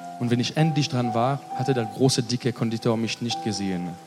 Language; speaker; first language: German; non-native, learner; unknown